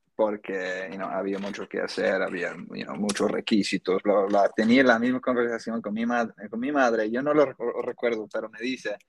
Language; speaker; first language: Spanish; non-native, fluent; English